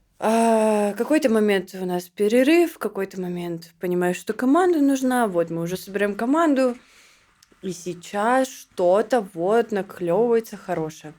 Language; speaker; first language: Russian; native; Russian